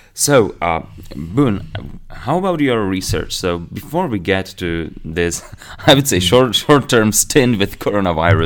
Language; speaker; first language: English; non-native, fluent; Slovak